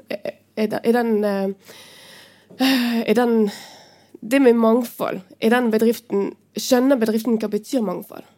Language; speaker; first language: Norwegian; non-native, fluent; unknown